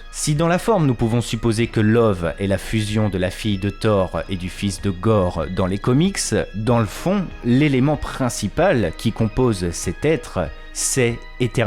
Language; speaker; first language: French; native; French